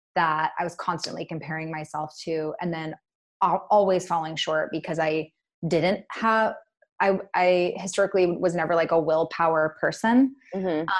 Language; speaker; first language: English; native; English